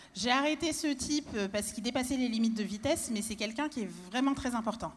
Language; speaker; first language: French; native; French